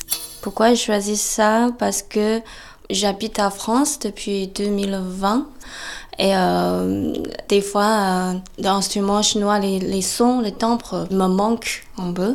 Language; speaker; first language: French; non-native, fluent; Chinese